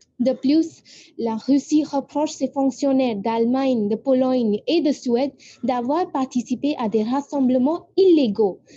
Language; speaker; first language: French; non-native, fluent; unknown